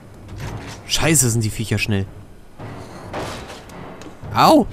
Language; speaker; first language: German; native; German